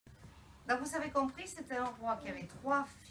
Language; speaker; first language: French; native; French